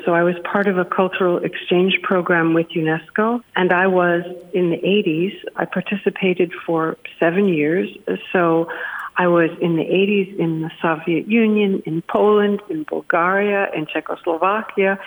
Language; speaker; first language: English; native; English